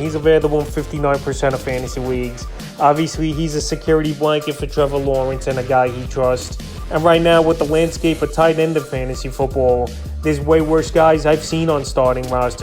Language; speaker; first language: English; native; English